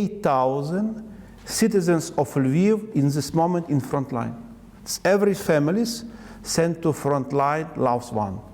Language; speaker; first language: English; non-native, learner; Ukrainian